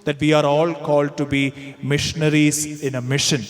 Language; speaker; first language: English; non-native, local second language; Malayalam